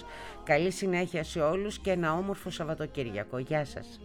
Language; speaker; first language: Greek; native; Greek